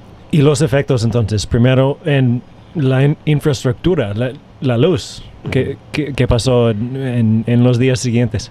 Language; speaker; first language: Spanish; non-native, fluent; English